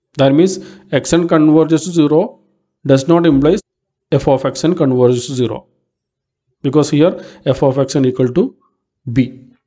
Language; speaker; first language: English; non-native, local second language; Malayalam